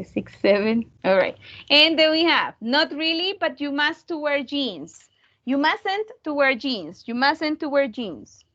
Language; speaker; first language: English; non-native, fluent; Spanish